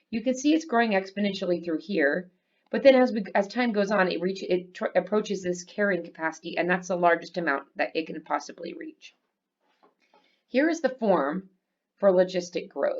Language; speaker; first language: English; native; English